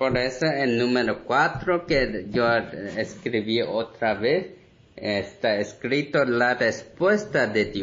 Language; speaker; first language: Spanish; non-native, learner; Korean